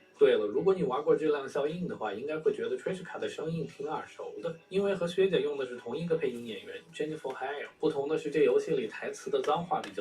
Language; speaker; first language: Chinese; native; Chinese